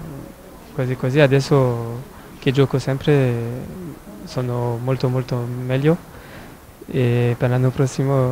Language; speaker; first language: Italian; non-native, fluent; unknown